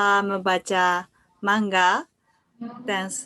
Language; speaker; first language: Indonesian; non-native, learner; Japanese